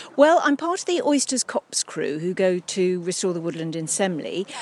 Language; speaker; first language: English; native; English